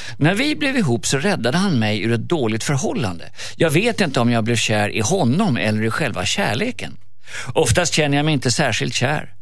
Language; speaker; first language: Swedish; native; Swedish